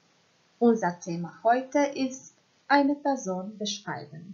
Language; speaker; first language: German; non-native, fluent; Croatian